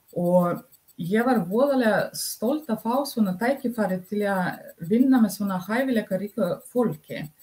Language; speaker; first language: Icelandic; non-native, fluent; Russian